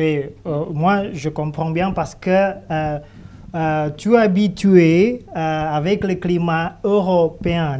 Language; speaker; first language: French; non-native, fluent; Indonesian